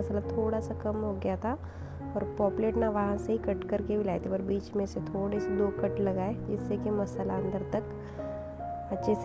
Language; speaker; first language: Hindi; native; Hindi